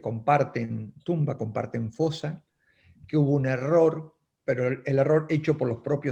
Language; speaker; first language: Spanish; native; Spanish